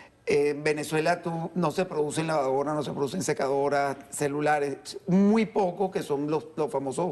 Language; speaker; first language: Spanish; native; Spanish